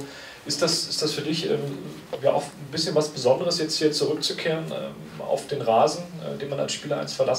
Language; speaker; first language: German; native; German